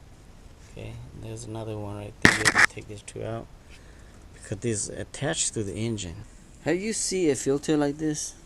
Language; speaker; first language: English; non-native, fluent; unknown